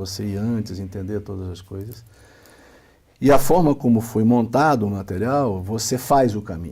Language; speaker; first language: Portuguese; native; Portuguese